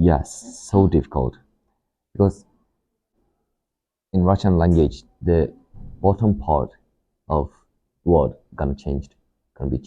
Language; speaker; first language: English; non-native, learner; Japanese